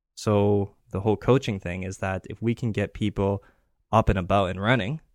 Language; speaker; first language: English; early bilingual, other home language; Greek